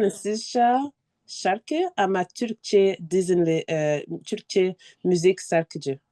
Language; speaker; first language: Turkish; non-native, learner; French